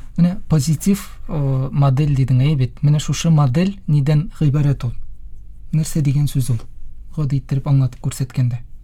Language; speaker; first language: Tatar; native; Tatar